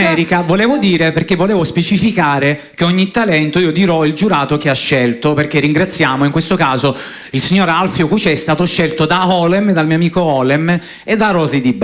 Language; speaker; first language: Italian; native; Italian